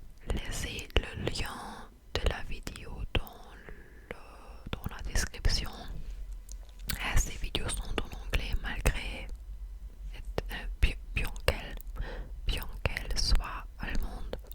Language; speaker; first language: French; non-native, fluent; English